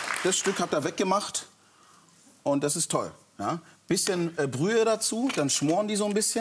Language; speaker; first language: German; native; German